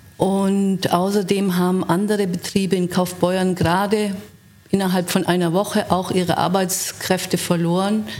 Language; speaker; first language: German; native; German